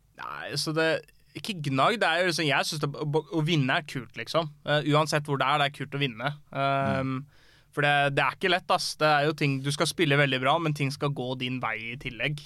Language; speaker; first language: Norwegian; native; Norwegian